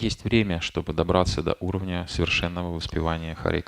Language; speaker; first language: Russian; native; Russian